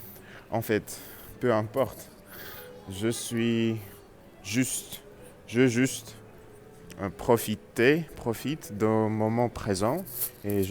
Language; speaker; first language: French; non-native, learner; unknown